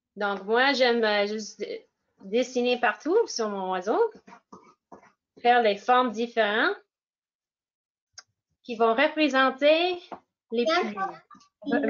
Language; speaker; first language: French; non-native, fluent; English